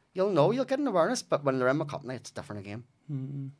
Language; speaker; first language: English; native; English